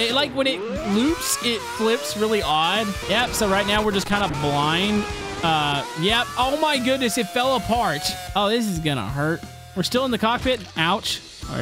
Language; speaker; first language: English; native; English